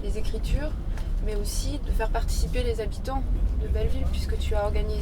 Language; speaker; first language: French; native; French